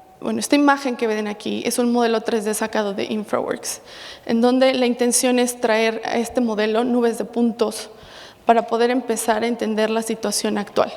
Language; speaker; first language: Spanish; native; Spanish